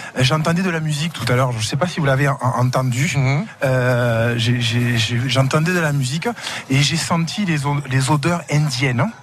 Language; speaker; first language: French; native; French